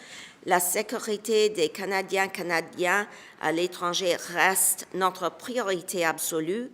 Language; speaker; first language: French; non-native, local second language; English